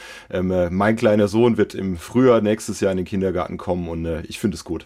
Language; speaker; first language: German; native; German